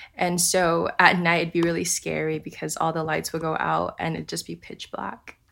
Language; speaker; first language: English; early bilingual, other home language; Japanese